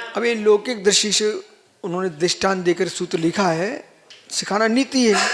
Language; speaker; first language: Hindi; native; Hindi